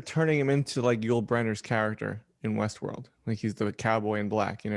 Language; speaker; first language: English; native; English